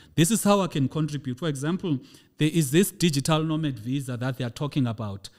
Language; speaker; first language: English; non-native, local second language; Xhosa